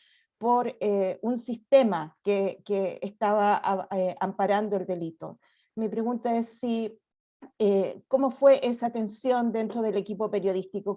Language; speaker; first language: Spanish; native; Spanish